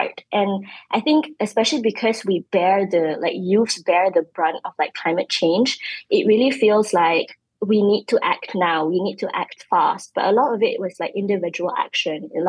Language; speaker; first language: English; non-native, local second language; Malay